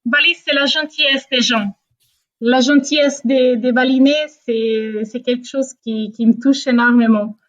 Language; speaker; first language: French; non-native, fluent; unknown